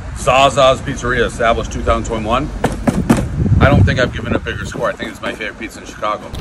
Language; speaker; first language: English; native; English